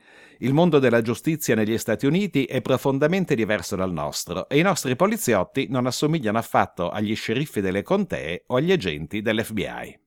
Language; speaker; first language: Italian; native; Italian